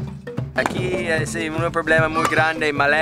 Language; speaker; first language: Spanish; non-native, learner; English